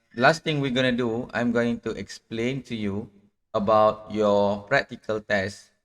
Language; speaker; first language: English; non-native, local second language; Malay